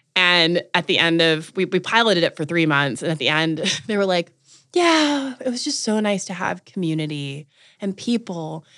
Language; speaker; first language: English; native; English